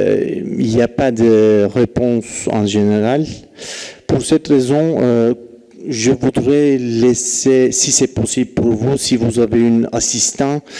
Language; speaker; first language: French; non-native, learner; Turkish